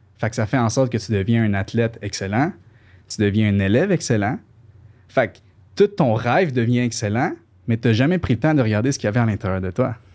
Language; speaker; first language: French; early bilingual, other home language; Spanish